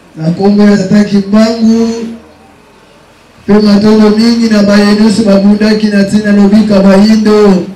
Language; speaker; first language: Lingala; non-native, local second language; Kongo